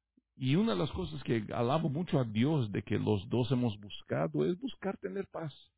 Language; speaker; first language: Spanish; native; Spanish